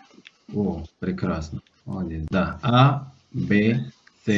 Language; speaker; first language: Russian; non-native, fluent; Spanish